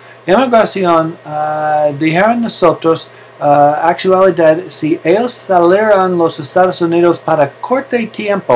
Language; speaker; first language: Spanish; non-native, learner; English